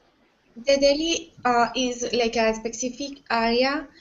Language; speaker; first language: English; non-native, learner; Portuguese